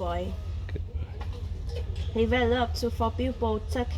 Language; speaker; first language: English; non-native, learner; Vietnamese